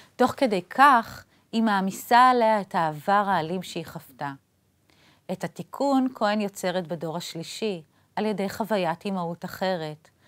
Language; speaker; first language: Hebrew; native; Hebrew